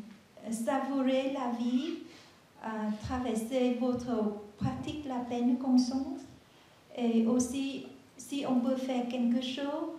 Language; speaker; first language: French; non-native, learner; Vietnamese